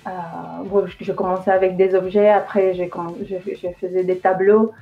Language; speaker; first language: French; non-native, fluent; Spanish